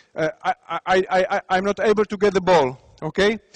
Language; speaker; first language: English; non-native, fluent; Czech